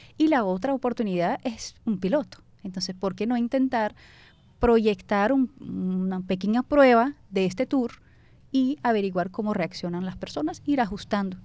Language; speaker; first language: Spanish; non-native, fluent; Portuguese